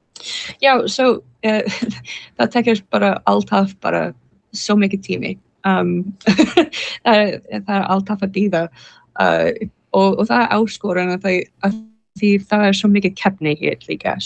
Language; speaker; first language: Icelandic; non-native, learner; English